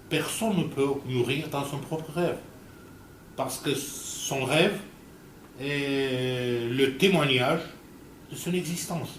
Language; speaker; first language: French; non-native, fluent; Romanian